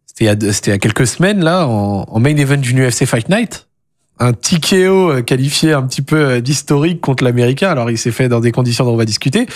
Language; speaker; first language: French; native; French